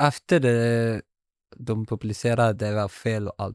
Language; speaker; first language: Swedish; non-native, learner; Arabic